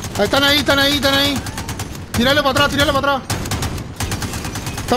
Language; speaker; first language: Spanish; native; Spanish